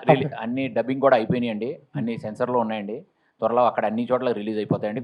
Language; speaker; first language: Telugu; native; Telugu